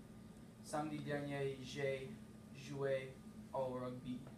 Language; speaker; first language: French; non-native, learner; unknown